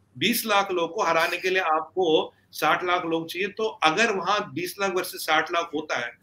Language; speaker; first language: Hindi; native; Hindi